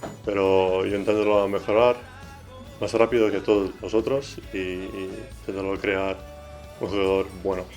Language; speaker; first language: Spanish; non-native, learner; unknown